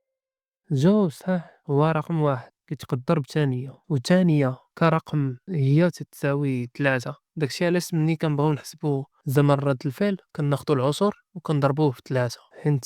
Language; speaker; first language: Arabic; native; Arabic